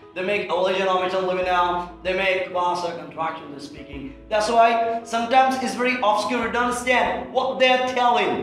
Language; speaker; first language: English; non-native, local second language; Bangla